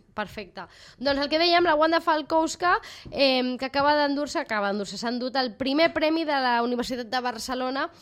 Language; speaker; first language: Catalan; native; Catalan